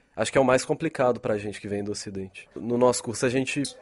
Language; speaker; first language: Portuguese; native; Portuguese